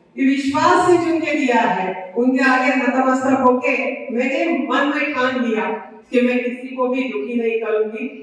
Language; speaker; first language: Hindi; non-native, local second language; Marathi